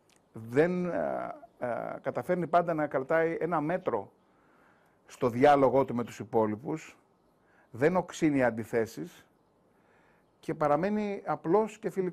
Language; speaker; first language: Greek; native; Greek